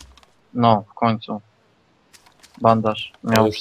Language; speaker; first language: Polish; native; Polish